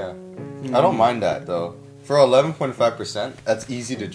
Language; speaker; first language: English; native; English